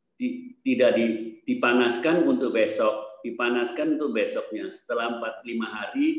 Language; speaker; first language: Indonesian; native; Indonesian